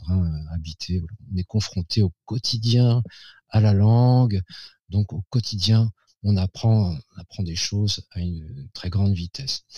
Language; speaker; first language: French; native; French